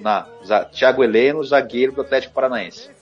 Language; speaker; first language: Portuguese; native; Portuguese